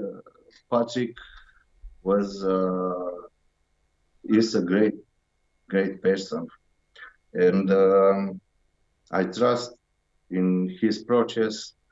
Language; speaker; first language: English; non-native, learner; Romanian